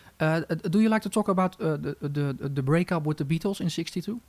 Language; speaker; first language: English; non-native, fluent; Dutch